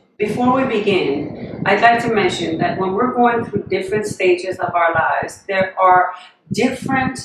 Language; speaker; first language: English; non-native, fluent; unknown